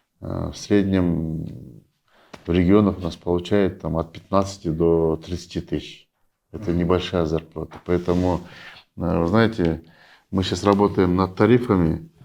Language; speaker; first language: Russian; non-native, local second language; Kyrgyz